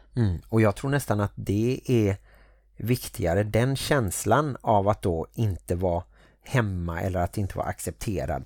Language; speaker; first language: Swedish; native; Swedish